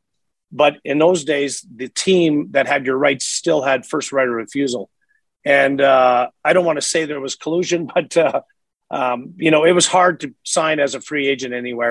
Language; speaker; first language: English; native; English